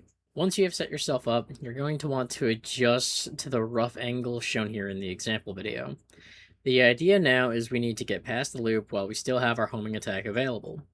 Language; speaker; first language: English; native; English